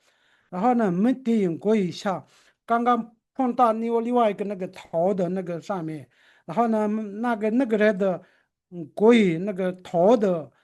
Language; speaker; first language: Chinese; non-native, fluent; Tibetan